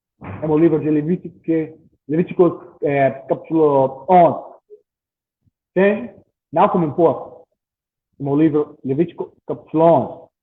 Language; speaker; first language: Portuguese; non-native, learner; English